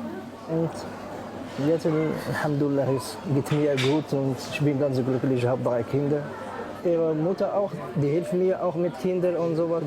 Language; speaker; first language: German; non-native, learner; Arabic